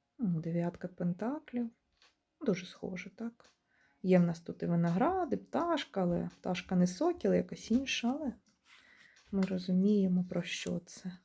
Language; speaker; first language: Ukrainian; non-native, local second language; Russian